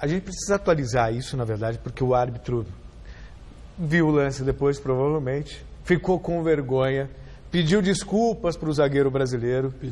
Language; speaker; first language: Portuguese; native; Portuguese